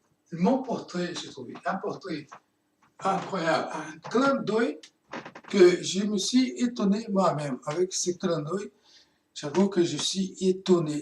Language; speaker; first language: French; non-native, fluent; Portuguese